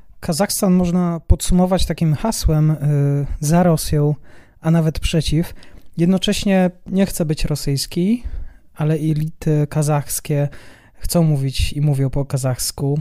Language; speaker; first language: Polish; native; Polish